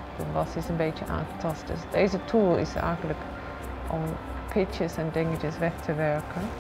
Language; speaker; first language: Dutch; non-native, fluent; English